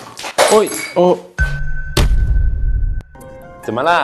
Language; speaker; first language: Chinese; non-native, learner; Italian